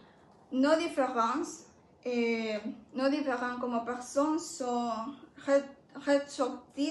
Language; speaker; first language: French; non-native, learner; Spanish